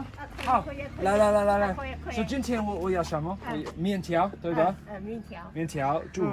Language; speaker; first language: Chinese; non-native, learner; English